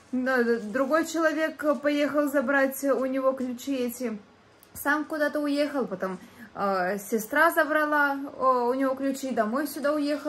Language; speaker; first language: Russian; native; Russian